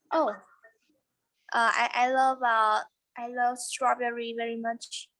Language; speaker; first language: English; non-native, learner; Vietnamese